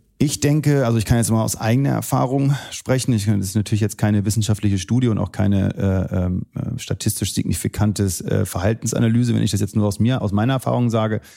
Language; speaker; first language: German; early bilingual, other home language; Arabic